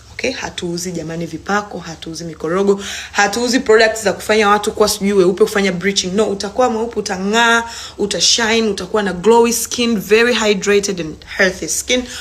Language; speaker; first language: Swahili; native; Swahili